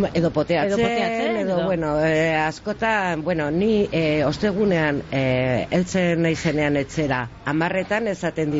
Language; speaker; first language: Basque; non-native, local second language; Spanish